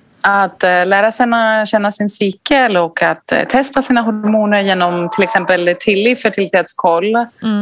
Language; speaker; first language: Swedish; non-native, fluent; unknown